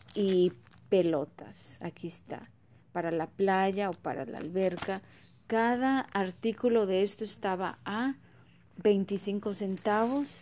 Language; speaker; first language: Spanish; early bilingual, heritage; Spanish